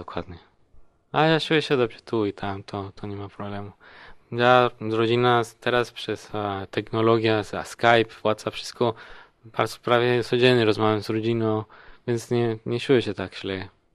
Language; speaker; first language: Polish; non-native, learner; Spanish